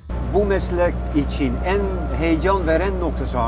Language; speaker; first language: Turkish; non-native, fluent; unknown